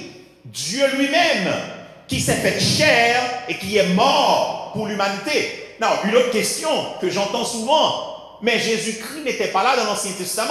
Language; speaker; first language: French; non-native, local second language; Haitian Creole